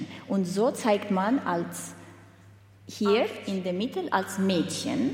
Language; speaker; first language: German; non-native, learner; Armenian